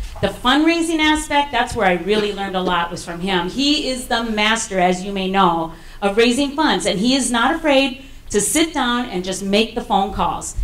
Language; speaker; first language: English; native; English